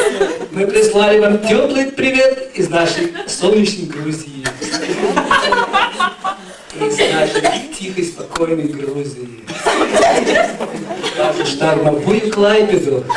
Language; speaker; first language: Russian; non-native, fluent; Georgian